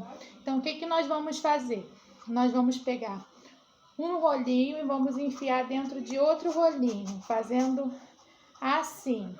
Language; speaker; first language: Portuguese; native; Portuguese